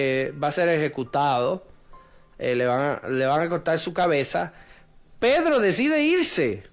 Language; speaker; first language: Spanish; native; Spanish